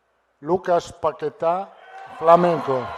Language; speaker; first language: Portuguese; non-native, learner; Italian